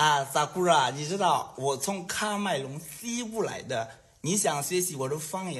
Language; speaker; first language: Chinese; non-native, learner; Ghomala